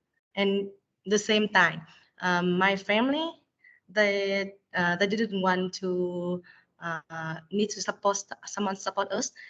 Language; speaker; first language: English; non-native, learner; Vietnamese